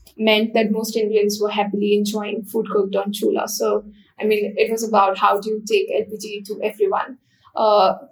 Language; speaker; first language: English; non-native, local second language; Hindi